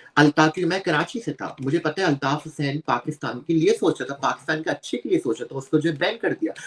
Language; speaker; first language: Urdu; native; Urdu